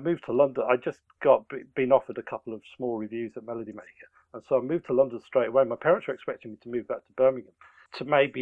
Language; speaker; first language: English; native; English